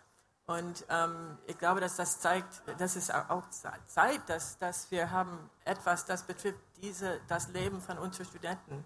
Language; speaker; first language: German; non-native, fluent; English